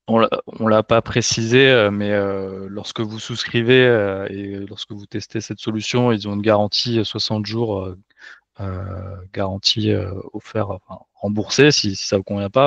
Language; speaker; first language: French; native; French